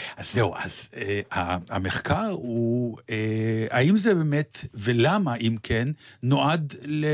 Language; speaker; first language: Hebrew; native; Hebrew